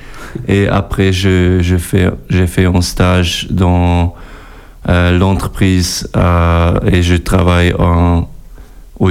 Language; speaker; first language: French; non-native, local second language; German